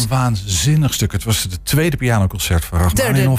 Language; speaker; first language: Dutch; native; Dutch